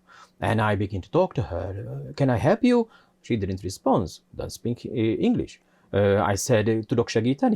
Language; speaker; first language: English; non-native, fluent; Hungarian